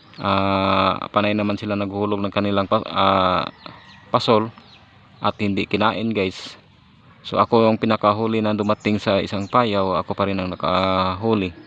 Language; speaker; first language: Filipino; non-native, local second language; Cebuano